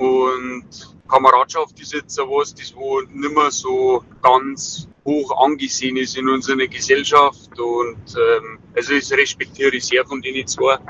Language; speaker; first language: German; native; German